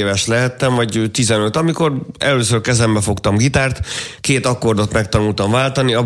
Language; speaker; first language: Hungarian; native; Hungarian